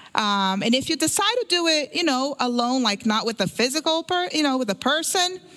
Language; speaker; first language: English; early bilingual, other home language; Portuguese